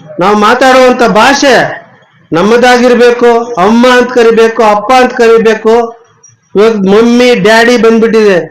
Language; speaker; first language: Kannada; native; Kannada